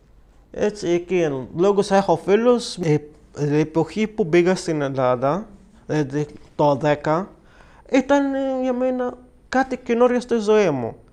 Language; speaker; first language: Greek; non-native, fluent; Arabic